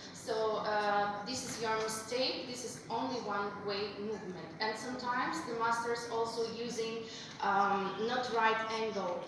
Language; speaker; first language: English; non-native, fluent; Russian